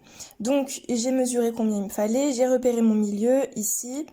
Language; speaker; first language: French; native; French